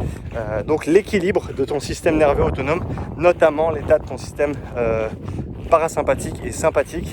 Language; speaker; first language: French; native; French